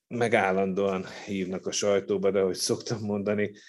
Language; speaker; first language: Hungarian; native; Hungarian